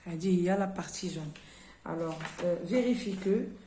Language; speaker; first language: French; non-native, local second language; Arabic